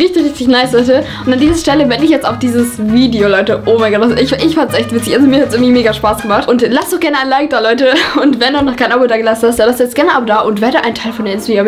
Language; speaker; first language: German; native; German